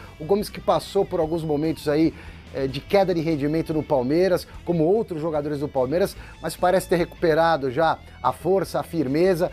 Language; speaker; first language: Portuguese; native; Portuguese